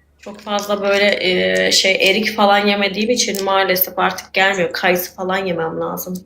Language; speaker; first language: Turkish; native; Turkish